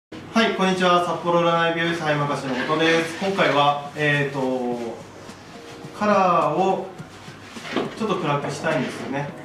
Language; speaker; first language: Japanese; native; Japanese